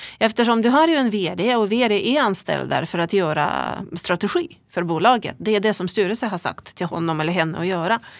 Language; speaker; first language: Swedish; non-native, fluent; Russian